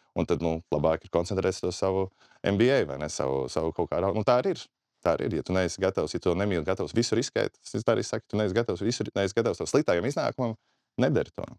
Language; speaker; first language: Latvian; native; Latvian